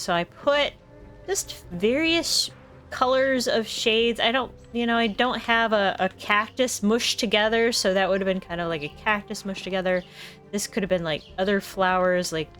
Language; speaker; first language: English; native; English